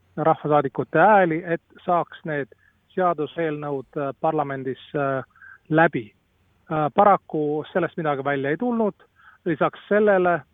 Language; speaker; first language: Estonian; non-native, fluent; Latvian